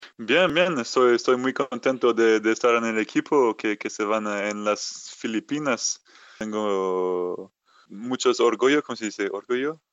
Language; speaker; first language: Spanish; non-native, fluent; French